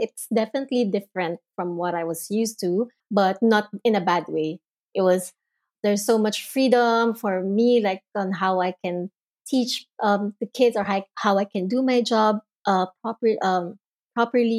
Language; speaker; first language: English; non-native, local second language; Filipino